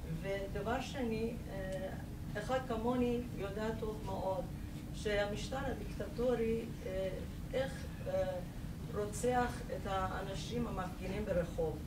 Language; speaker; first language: Hebrew; non-native, learner; Persian